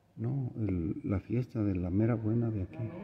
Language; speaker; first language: Spanish; native; Spanish